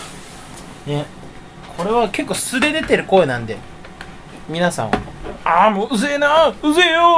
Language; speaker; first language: Japanese; native; Japanese